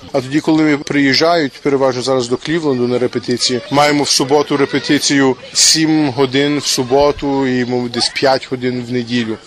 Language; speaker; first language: Ukrainian; native; Ukrainian